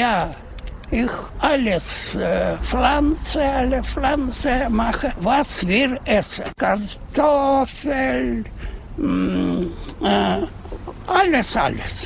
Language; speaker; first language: German; non-native, learner; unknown